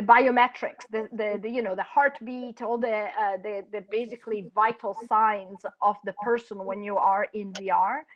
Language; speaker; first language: English; non-native, fluent; Italian